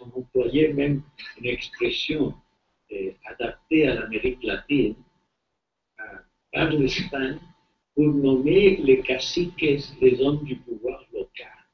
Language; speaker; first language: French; non-native, fluent; Spanish